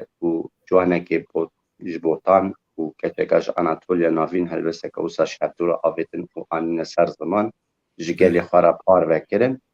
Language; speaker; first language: Kurdish; native; Kurdish